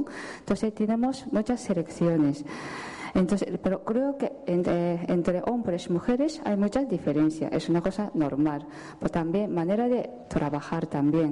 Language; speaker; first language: Spanish; non-native, fluent; Japanese